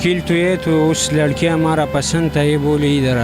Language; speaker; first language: Hindi; non-native, local second language; Pashto